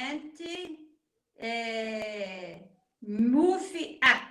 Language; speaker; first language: English; non-native, learner; Portuguese